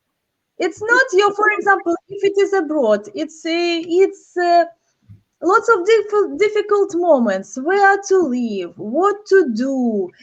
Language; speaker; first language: English; non-native, learner; Ukrainian